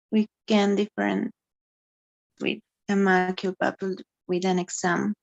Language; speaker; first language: English; non-native, learner; Spanish